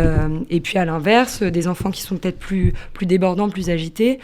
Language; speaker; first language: French; native; French